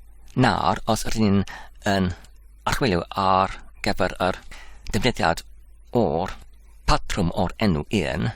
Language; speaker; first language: Welsh; non-native, learner; English